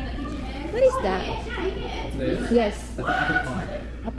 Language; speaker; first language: English; non-native, learner; Filipino